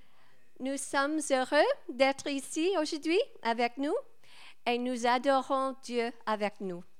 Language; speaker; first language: French; non-native, learner; English